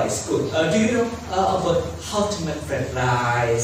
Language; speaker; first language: English; non-native, learner; Indonesian